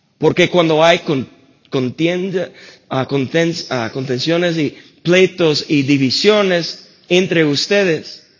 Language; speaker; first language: Spanish; non-native, fluent; English